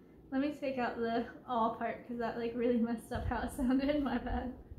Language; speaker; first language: English; native; English